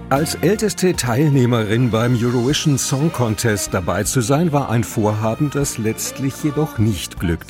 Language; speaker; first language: German; native; German